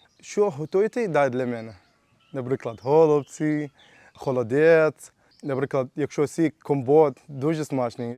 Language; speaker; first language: Ukrainian; non-native, learner; Arabic